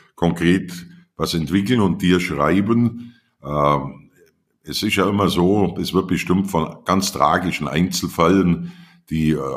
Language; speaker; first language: German; native; German